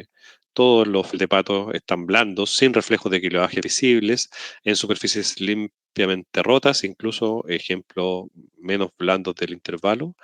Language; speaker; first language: Spanish; native; Spanish